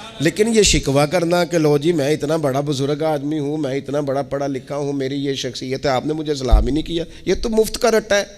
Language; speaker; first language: Urdu; non-native, local second language; Punjabi